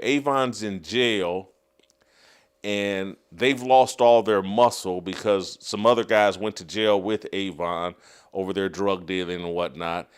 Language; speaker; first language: English; native; English